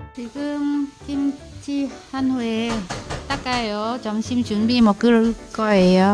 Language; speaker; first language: Korean; non-native, learner; Vietnamese